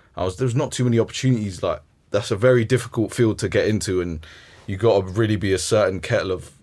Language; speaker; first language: English; early bilingual, other home language; Arabic